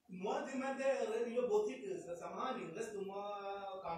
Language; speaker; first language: French; non-native, learner; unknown